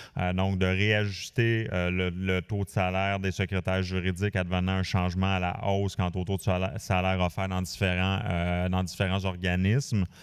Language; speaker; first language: French; native; French